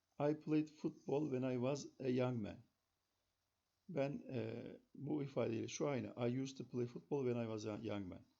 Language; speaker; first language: English; non-native, fluent; Turkish